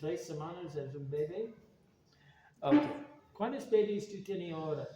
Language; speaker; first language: Spanish; non-native, learner; English